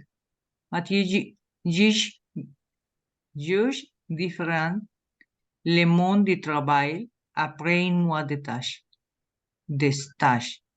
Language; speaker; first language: French; non-native, learner; Spanish